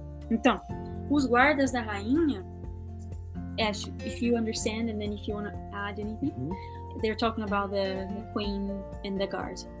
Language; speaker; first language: English; non-native, fluent; Portuguese